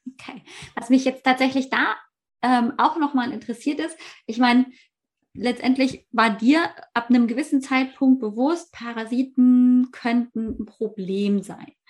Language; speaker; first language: German; native; German